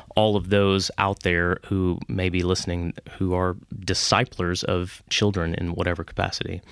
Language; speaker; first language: English; native; English